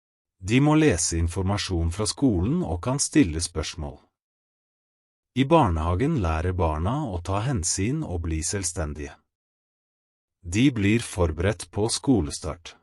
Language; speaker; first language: Norwegian; non-native, fluent; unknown